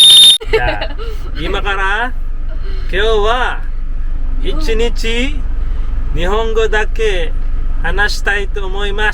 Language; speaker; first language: Japanese; non-native, learner; Filipino